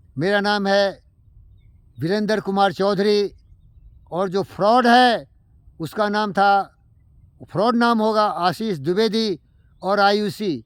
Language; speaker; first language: Hindi; native; Hindi